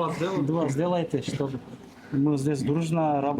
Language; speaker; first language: Russian; non-native, learner; Kyrgyz